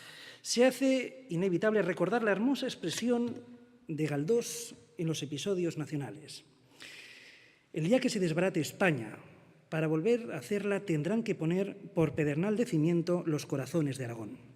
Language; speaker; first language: Spanish; native; Spanish